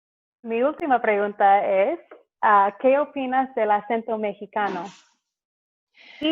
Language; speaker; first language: Spanish; non-native, fluent; English